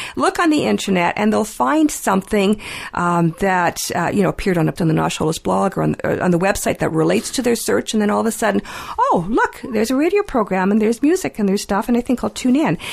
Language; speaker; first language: English; early bilingual, other home language; Ukrainian